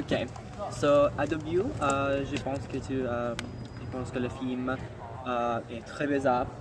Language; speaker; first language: French; non-native, learner; English